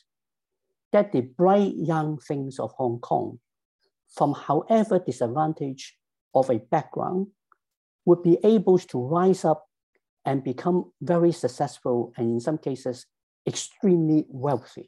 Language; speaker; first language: English; non-native, local second language; Cantonese